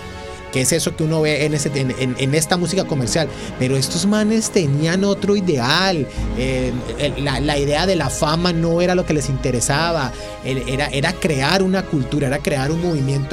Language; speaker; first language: Spanish; native; Spanish